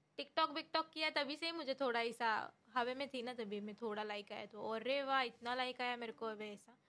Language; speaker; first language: Hindi; non-native, local second language; Marathi